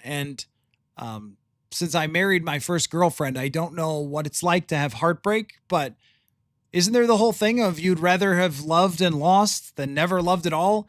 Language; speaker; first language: English; native; English